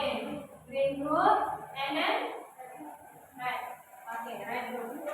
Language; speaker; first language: English; non-native, learner; Indonesian